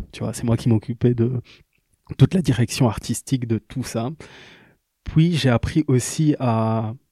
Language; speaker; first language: French; non-native, local second language; Lingala